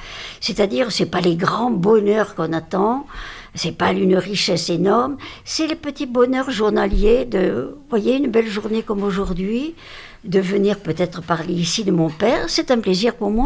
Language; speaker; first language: French; native; French